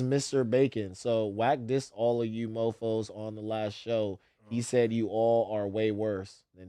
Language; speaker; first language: English; native; English